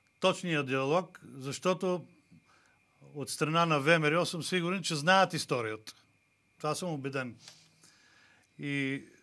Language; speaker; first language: Bulgarian; native; Bulgarian